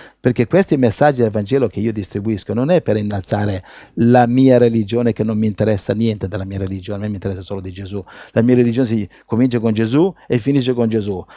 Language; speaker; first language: Italian; native; Italian